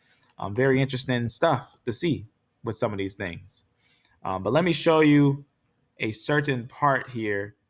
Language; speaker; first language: English; native; English